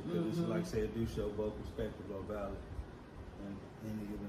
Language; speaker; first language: English; native; English